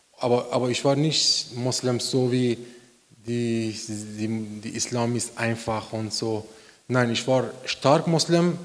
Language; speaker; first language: German; non-native, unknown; Persian